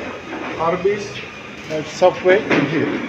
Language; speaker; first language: English; non-native, learner; Turkish